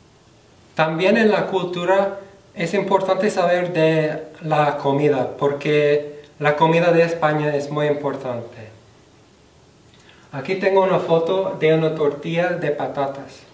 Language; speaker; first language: Spanish; non-native, fluent; English